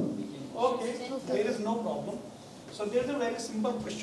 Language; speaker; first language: English; non-native, local second language; Hindi